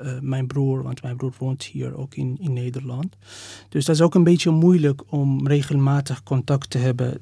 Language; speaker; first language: Dutch; non-native, fluent; Persian